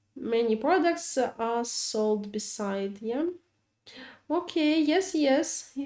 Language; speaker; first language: English; non-native, fluent; Ukrainian